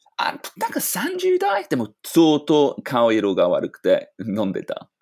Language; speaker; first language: Japanese; non-native, fluent; English